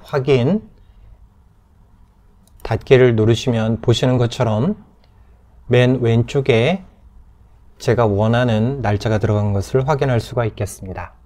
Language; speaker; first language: Korean; native; Korean